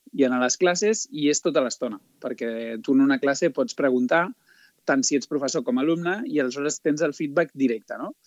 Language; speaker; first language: Catalan; native; Catalan